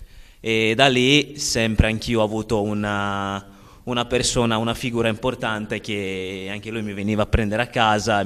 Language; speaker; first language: Italian; early bilingual, other home language; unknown